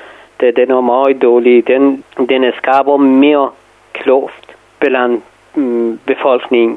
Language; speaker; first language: Danish; non-native, fluent; Persian